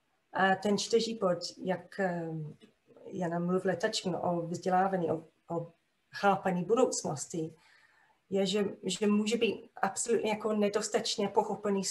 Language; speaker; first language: Czech; non-native, fluent; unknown